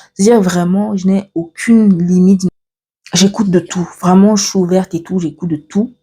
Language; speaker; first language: French; early bilingual, other home language; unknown